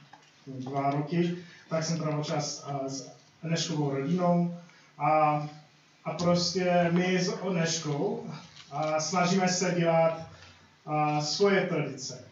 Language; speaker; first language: Czech; non-native, fluent; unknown